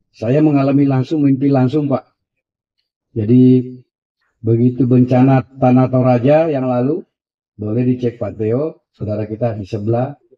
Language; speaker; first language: Indonesian; non-native, local second language; Buginese